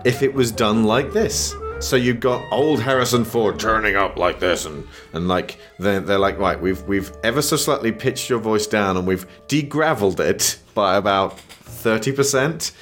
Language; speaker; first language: English; native; English